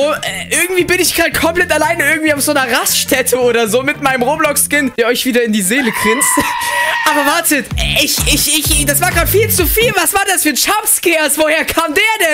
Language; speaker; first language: German; native; German